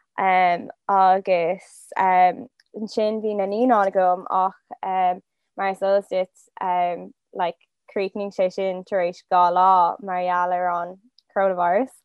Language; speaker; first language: Irish; non-native, local second language; English